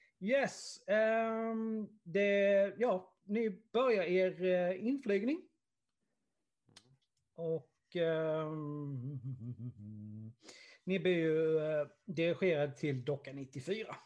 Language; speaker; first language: Swedish; native; Swedish